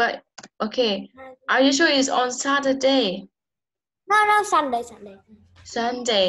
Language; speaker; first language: English; non-native, learner; Vietnamese